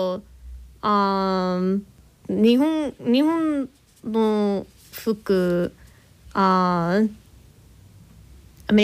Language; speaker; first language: Japanese; non-native, learner; English